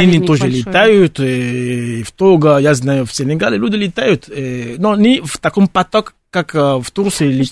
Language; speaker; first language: Russian; non-native, fluent; Fon